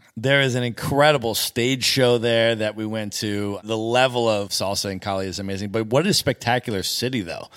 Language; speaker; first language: English; native; English